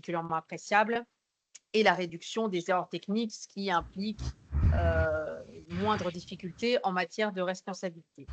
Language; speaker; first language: French; native; French